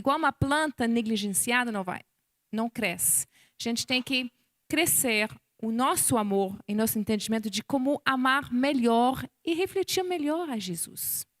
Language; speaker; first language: Portuguese; non-native, fluent; English